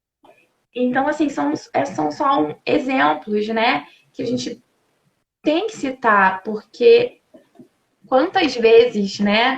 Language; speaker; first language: Portuguese; native; Portuguese